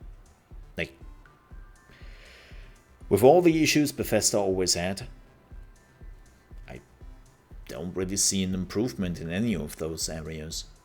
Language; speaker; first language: English; non-native, fluent; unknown